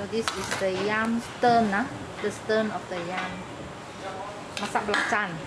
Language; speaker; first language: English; non-native, learner; Malay